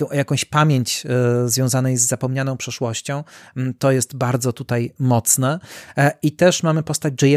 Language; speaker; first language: Polish; native; Polish